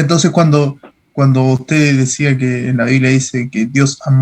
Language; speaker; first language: Spanish; native; Spanish